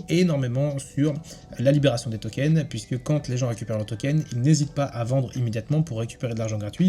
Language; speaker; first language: French; native; French